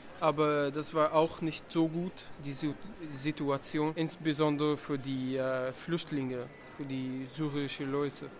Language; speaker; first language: German; non-native, learner; Arabic